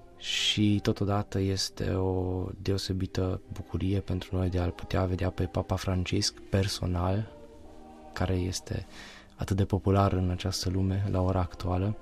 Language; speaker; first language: Romanian; non-native, local second language; Hungarian